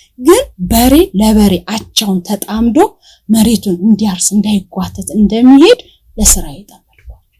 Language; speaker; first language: Amharic; native; Amharic